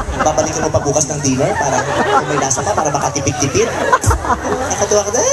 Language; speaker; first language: Filipino; native; Filipino